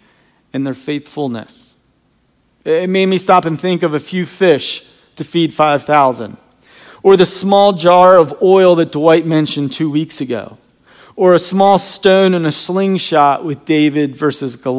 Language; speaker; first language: English; native; English